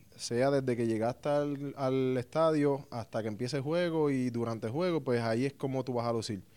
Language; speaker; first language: Spanish; native; Spanish